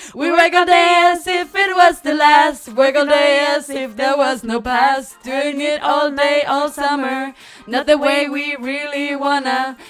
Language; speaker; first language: English; non-native, fluent; Danish